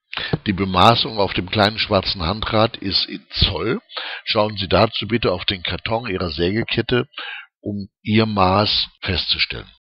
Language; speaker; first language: German; native; German